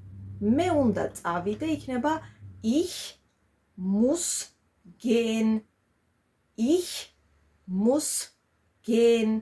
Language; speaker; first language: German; non-native, fluent; Georgian